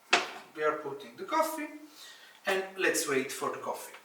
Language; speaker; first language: English; non-native, fluent; Italian